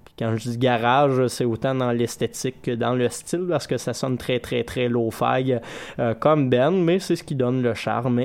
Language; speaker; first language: French; native; French